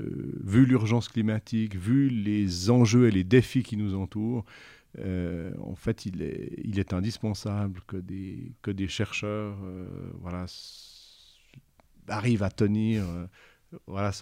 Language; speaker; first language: French; native; French